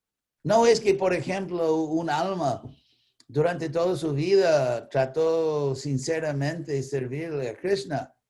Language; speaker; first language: Spanish; non-native, fluent; English